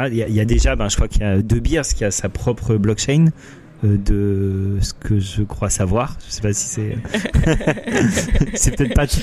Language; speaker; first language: French; native; French